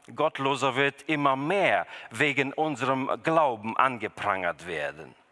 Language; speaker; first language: German; early bilingual, other home language; Russian